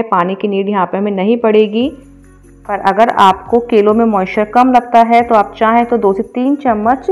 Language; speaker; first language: Hindi; native; Hindi